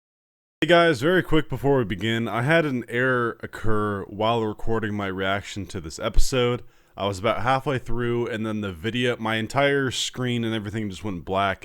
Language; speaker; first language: English; native; English